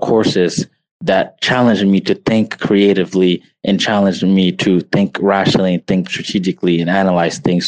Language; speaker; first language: English; native; English